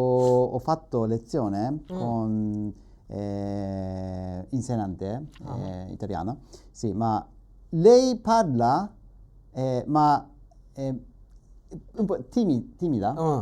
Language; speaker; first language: Italian; non-native, learner; Japanese